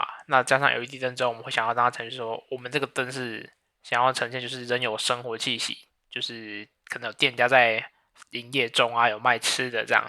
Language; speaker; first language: Chinese; native; Chinese